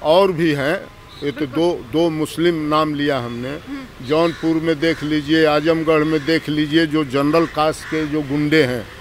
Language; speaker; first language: Hindi; native; Hindi